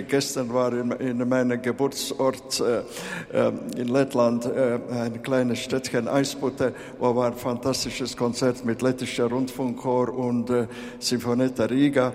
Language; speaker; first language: German; non-native, fluent; Latvian